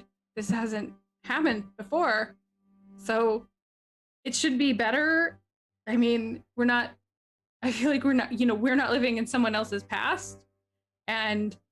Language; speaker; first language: English; native; English